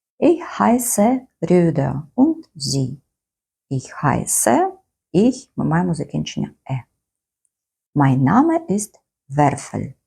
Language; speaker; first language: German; non-native, fluent; Ukrainian